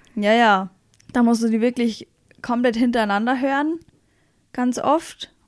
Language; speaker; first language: German; native; German